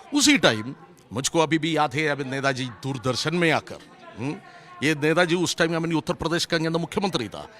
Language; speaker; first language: Hindi; non-native, local second language; Malayalam